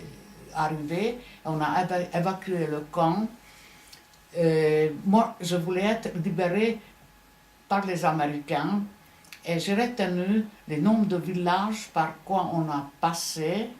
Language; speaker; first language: French; non-native, fluent; Hungarian